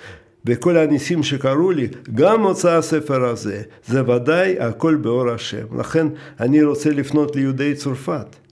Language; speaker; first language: Hebrew; non-native, fluent; Russian